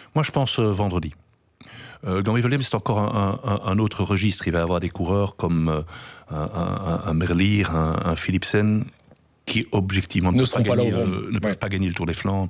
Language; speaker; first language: French; native; French